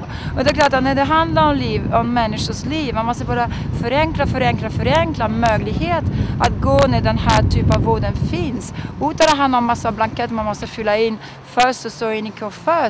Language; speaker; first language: Swedish; non-native, fluent; Italian